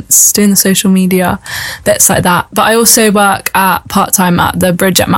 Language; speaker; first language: English; native; English